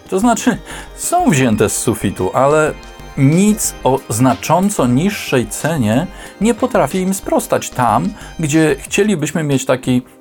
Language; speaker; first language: Polish; native; Polish